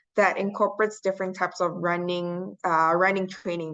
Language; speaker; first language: English; non-native, fluent; Indonesian